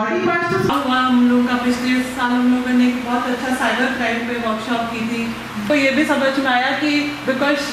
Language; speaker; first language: Hindi; native; Hindi